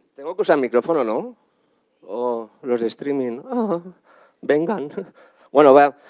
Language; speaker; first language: Spanish; native; Spanish